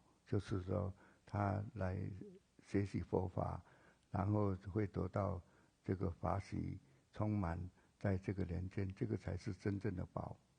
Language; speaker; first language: Chinese; native; Chinese